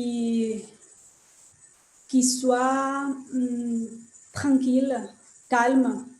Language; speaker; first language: French; non-native, learner; Spanish